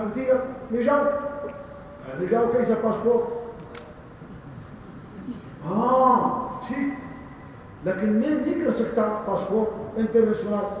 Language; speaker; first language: Urdu; non-native, learner; Arabic